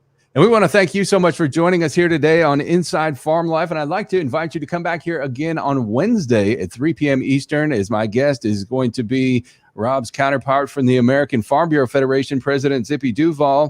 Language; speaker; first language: English; native; English